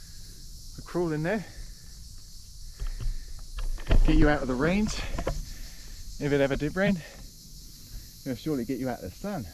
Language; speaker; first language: English; native; English